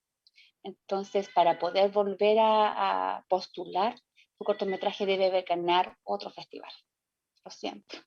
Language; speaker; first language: Spanish; native; Spanish